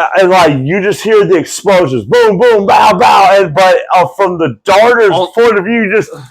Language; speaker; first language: English; native; English